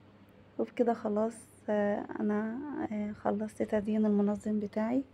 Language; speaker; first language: Arabic; native; Arabic